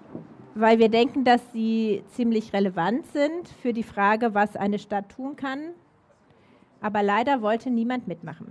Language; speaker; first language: German; native; German